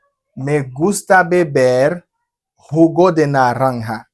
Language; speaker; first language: Spanish; non-native, fluent; Haitian Creole